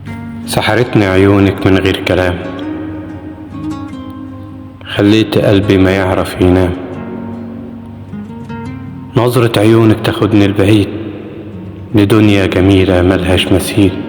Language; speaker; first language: Arabic; native; Arabic